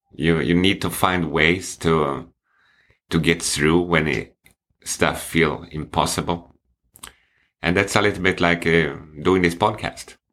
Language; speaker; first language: English; non-native, fluent; Swedish